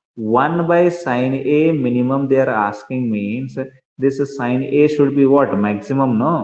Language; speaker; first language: English; non-native, local second language; Kannada